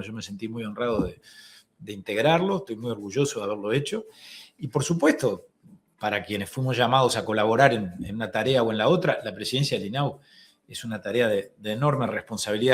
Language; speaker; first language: Spanish; native; Spanish